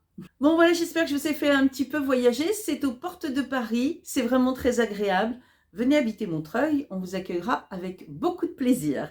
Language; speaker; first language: French; native; French